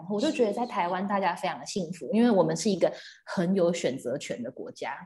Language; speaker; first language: Chinese; native; Chinese